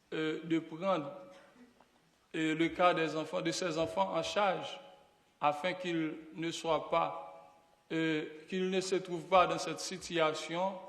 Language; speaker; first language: French; non-native, local second language; Haitian Creole